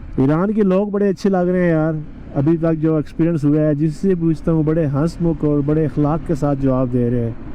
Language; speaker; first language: Urdu; native; Urdu